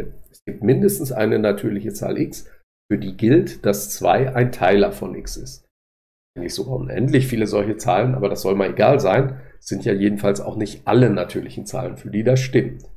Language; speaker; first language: German; native; German